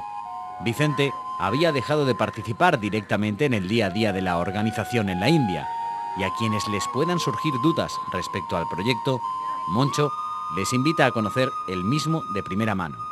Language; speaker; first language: Spanish; native; Spanish